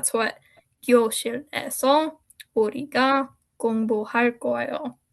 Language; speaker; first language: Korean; non-native, learner; English